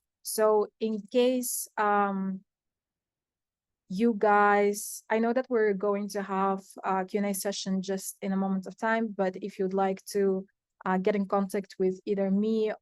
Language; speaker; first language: English; non-native, fluent; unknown